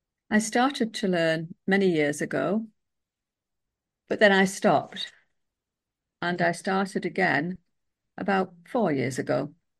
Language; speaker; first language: English; native; English